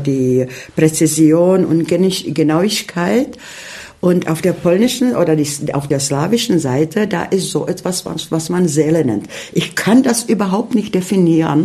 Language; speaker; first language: German; early bilingual, heritage; Czech